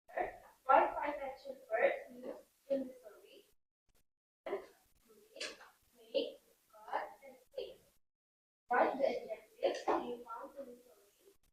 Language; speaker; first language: English; non-native, learner; Indonesian